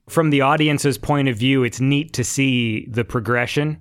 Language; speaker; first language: English; native; English